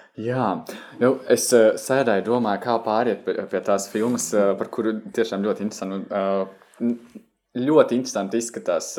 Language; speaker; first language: Latvian; native; Latvian